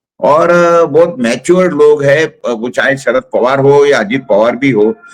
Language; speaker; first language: Hindi; non-native, local second language; Marathi